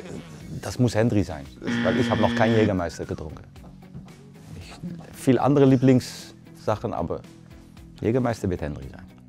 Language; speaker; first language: German; non-native, fluent; Dutch